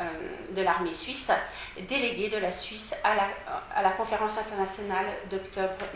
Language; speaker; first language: French; native; French